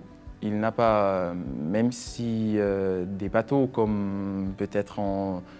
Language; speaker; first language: French; non-native, fluent; Swiss German